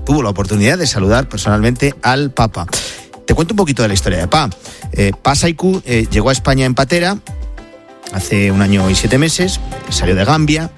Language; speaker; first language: Spanish; native; Spanish